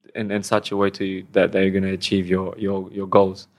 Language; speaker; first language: English; non-native, fluent; Romanian